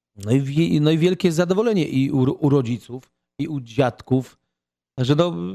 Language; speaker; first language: Polish; native; Polish